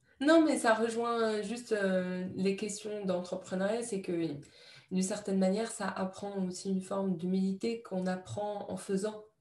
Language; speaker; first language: French; native; French